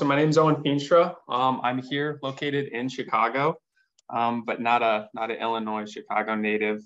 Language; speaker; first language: English; native; English